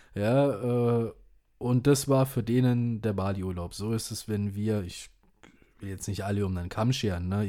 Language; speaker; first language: German; early bilingual, other home language; Indonesian